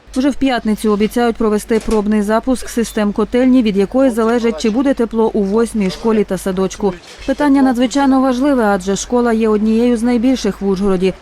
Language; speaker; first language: Ukrainian; native; Ukrainian